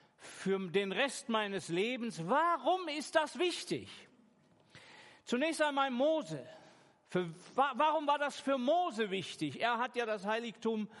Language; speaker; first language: German; native; German